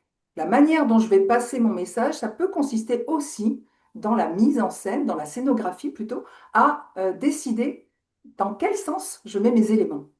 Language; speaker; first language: French; native; French